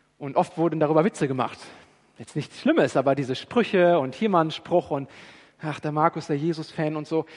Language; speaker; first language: German; native; German